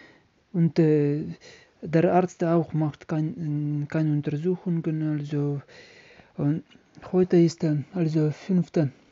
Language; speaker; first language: German; non-native, learner; Ukrainian